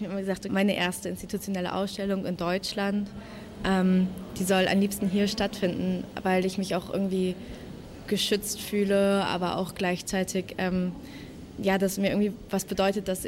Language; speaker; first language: German; native; German